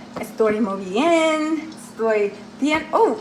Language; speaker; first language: Spanish; non-native, learner; English